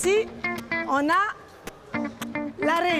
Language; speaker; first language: French; non-native, fluent; Italian